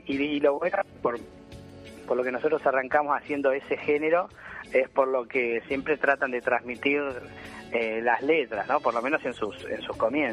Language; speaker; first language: Spanish; native; Spanish